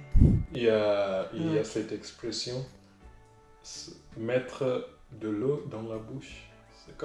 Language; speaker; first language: French; non-native, learner; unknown